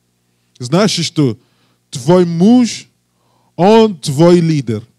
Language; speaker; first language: Russian; non-native, learner; English